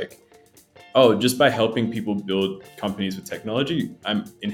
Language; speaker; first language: English; native; English